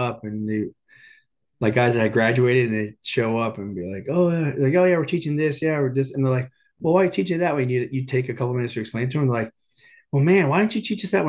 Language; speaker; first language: English; native; English